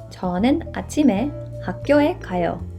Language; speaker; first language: Korean; non-native, fluent; English